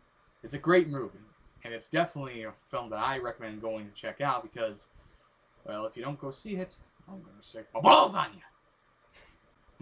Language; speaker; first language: English; native; English